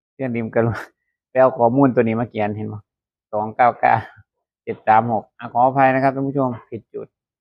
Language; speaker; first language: Thai; native; Thai